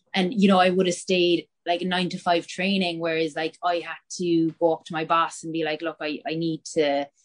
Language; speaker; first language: English; native; English